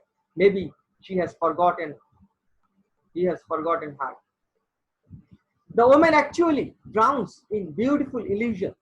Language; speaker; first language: English; non-native, local second language; Bangla